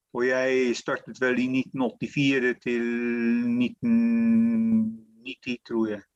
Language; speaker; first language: Norwegian; non-native, fluent; Dutch